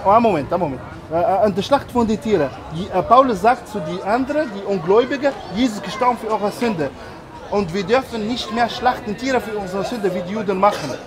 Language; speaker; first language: German; non-native, learner; Arabic